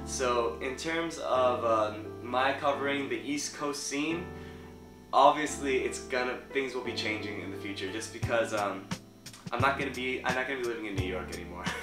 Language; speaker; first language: English; native; English